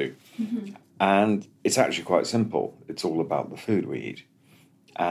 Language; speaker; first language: English; native; English